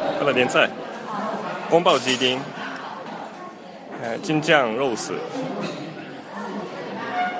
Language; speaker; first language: Chinese; non-native, learner; Japanese